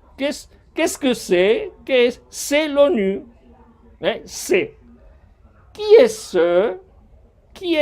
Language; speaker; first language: French; non-native, fluent; Spanish